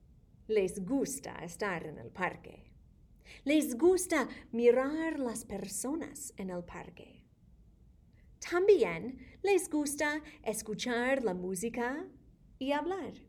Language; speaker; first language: Spanish; non-native, fluent; English